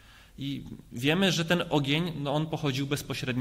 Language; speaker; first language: Polish; native; Polish